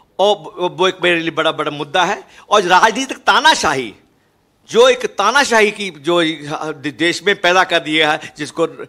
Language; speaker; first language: Hindi; non-native, local second language; Punjabi